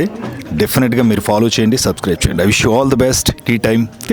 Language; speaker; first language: Telugu; native; Telugu